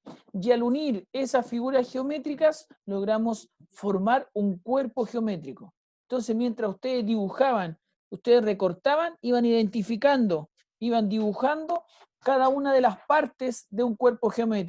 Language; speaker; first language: Spanish; native; Spanish